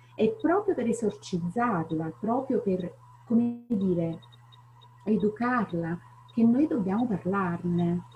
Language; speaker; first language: Italian; native; Italian